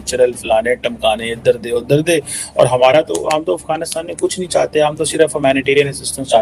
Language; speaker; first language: Hindi; non-native, local second language; Punjabi